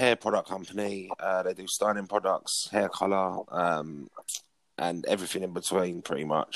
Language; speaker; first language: English; native; English